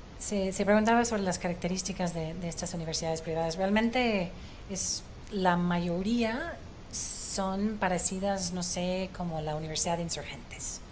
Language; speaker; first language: Spanish; non-native, fluent; English